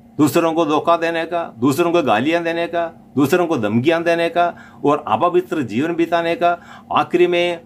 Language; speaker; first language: Hindi; non-native, local second language; Malayalam